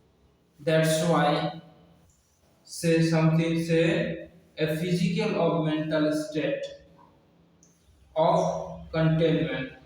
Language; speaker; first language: English; non-native, learner; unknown